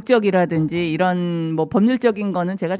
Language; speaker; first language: Korean; native; Korean